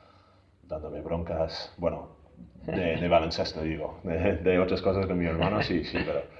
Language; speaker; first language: Spanish; non-native, fluent; English